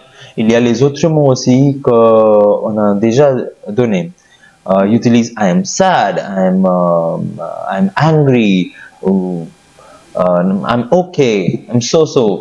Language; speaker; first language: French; non-native, learner; Hindi